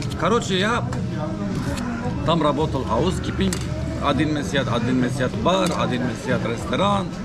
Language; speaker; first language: Russian; non-native, learner; Turkish